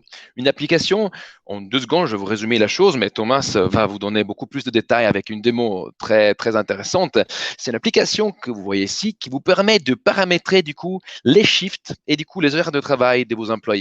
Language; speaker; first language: French; native; French